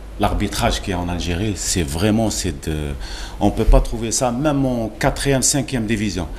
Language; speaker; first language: French; non-native, local second language; Arabic